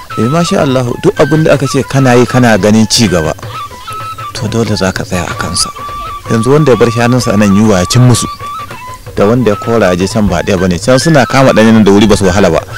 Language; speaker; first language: Hausa; non-native, local second language; Fula